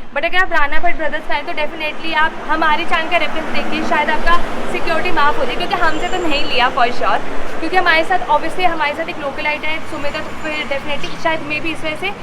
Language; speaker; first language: Hindi; native; Hindi